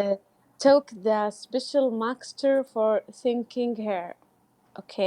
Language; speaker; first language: English; non-native, learner; Arabic